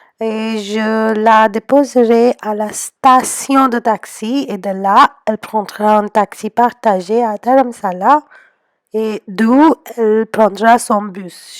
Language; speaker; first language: French; non-native, learner; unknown